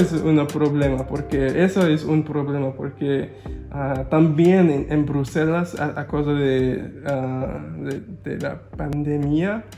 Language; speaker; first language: Spanish; non-native, learner; English